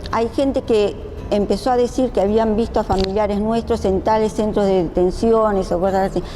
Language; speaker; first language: Spanish; early bilingual, other home language; Japanese